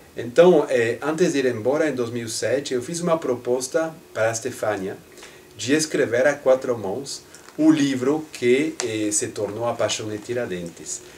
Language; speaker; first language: Portuguese; non-native, fluent; French